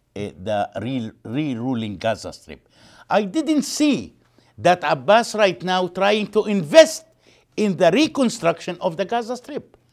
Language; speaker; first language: English; non-native, fluent; Arabic